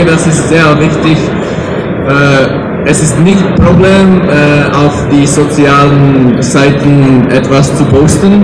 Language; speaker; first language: German; non-native, learner; Czech